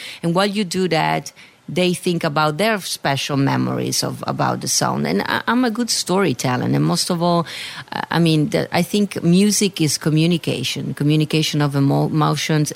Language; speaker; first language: English; non-native, fluent; Italian